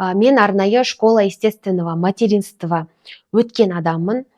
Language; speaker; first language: Russian; non-native, local second language; Kazakh